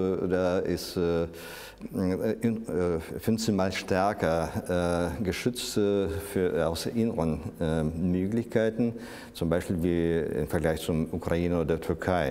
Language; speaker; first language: German; non-native, fluent; Russian